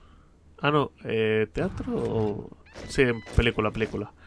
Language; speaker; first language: Spanish; native; Spanish